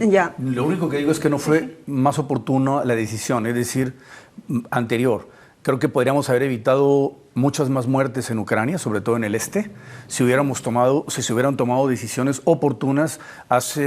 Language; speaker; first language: Spanish; native; Spanish